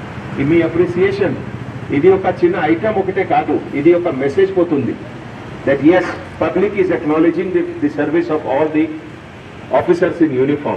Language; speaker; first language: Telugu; non-native, local second language; Hindi